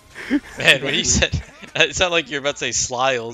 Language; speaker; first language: English; native; English